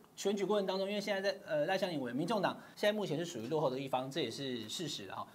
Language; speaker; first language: Chinese; native; Chinese